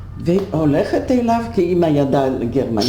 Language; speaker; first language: Hebrew; non-native, fluent; Polish